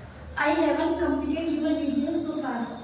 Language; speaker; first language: English; non-native, learner; Hindi